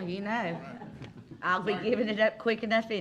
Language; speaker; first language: English; native; English